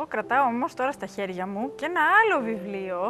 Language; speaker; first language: Greek; native; Greek